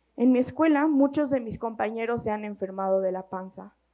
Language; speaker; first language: Spanish; native; Spanish